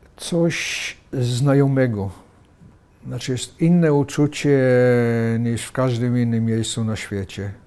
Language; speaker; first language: Polish; native; Polish